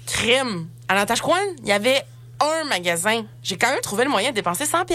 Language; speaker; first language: French; native; French